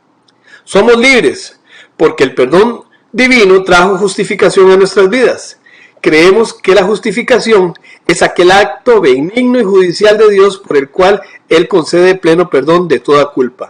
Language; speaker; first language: Spanish; native; Spanish